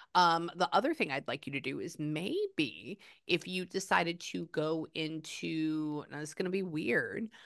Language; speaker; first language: English; native; English